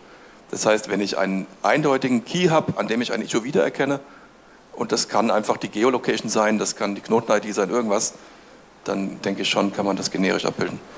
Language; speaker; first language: German; native; German